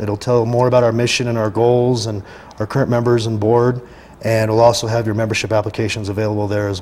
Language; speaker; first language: English; native; English